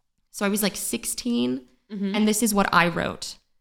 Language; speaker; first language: English; native; English